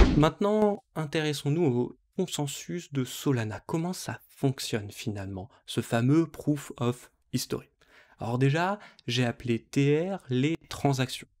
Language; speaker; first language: French; native; French